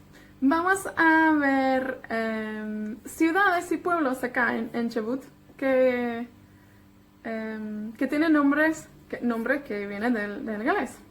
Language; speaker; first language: Spanish; non-native, fluent; Welsh